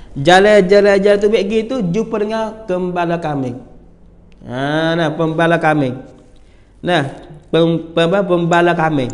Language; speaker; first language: Malay; native; Malay